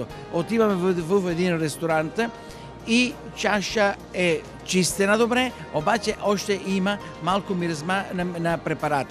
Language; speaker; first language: Bulgarian; non-native, fluent; Italian